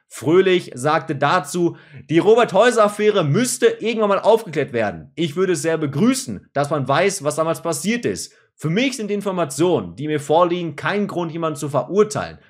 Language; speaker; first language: German; native; German